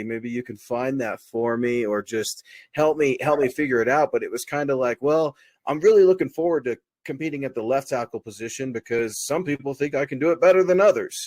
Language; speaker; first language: English; native; English